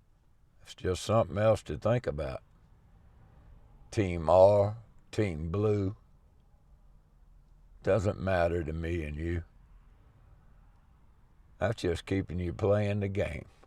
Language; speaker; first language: English; native; English